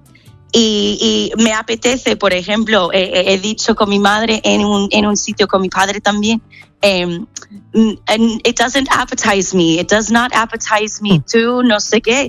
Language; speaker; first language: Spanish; non-native, fluent; English